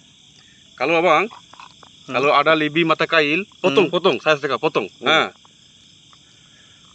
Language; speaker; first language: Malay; non-native, learner; Bangla